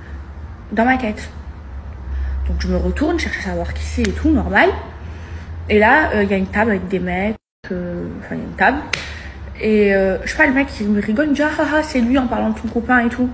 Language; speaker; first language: French; native; French